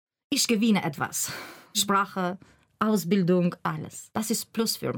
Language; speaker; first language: German; non-native, learner; Albanian